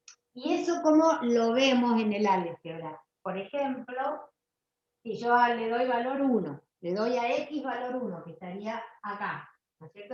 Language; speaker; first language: Spanish; native; Spanish